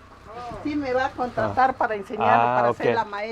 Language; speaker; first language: Spanish; native; Spanish